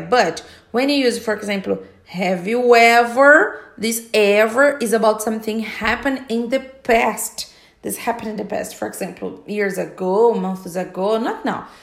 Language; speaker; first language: English; non-native, learner; Portuguese